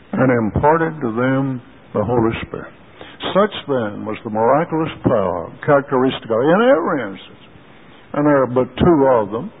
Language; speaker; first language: English; native; English